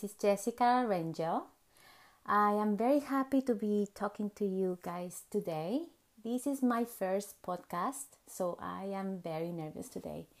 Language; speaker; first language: English; non-native, fluent; Spanish